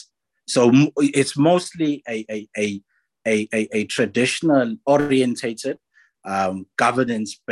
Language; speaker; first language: English; non-native, local second language; Zulu